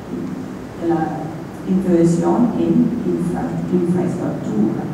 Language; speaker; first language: Spanish; non-native, fluent; English